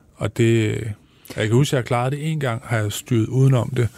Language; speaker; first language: Danish; native; Danish